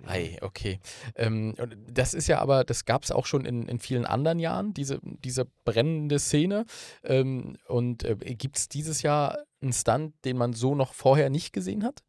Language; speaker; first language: German; native; German